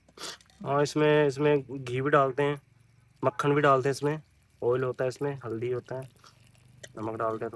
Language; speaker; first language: Hindi; non-native, local second language; Punjabi